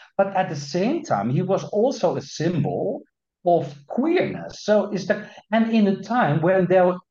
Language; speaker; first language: English; non-native, fluent; Dutch